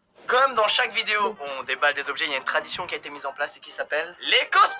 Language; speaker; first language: French; native; French